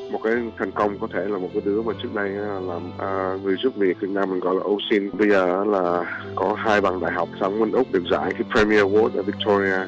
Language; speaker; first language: Vietnamese; early bilingual, heritage; Vietnamese